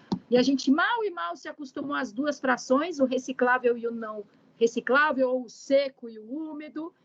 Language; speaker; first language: Portuguese; native; Portuguese